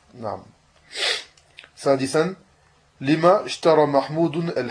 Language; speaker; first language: Arabic; non-native, fluent; French